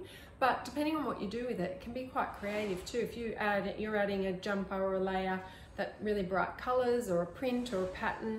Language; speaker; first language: English; native; English